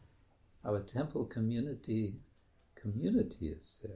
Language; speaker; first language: German; non-native, fluent; English